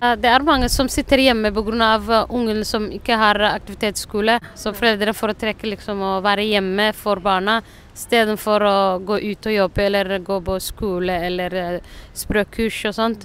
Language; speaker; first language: Norwegian; non-native, learner; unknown